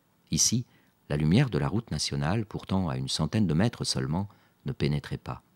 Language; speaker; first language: French; native; French